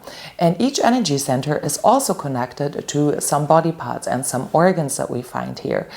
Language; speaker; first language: English; non-native, fluent; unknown